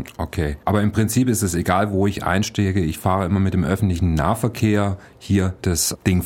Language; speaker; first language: German; native; German